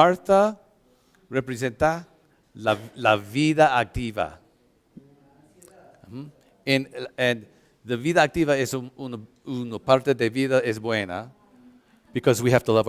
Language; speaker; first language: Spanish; non-native, learner; English